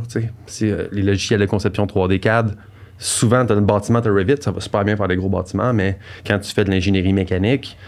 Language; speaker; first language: French; native; French